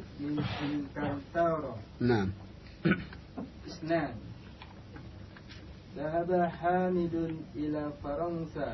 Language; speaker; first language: Arabic; non-native, learner; Indonesian